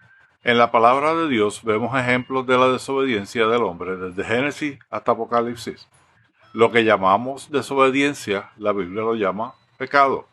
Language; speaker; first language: Spanish; native; Spanish